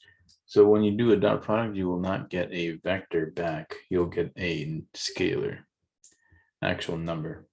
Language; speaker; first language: English; native; English